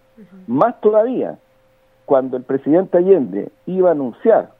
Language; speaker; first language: Spanish; native; Spanish